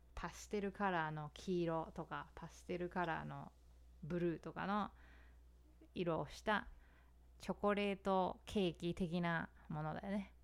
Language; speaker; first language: Japanese; native; Japanese